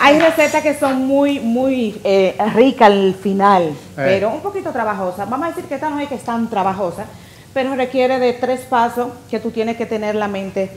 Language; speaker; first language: Spanish; native; Spanish